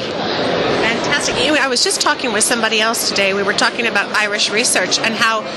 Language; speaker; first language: English; native; English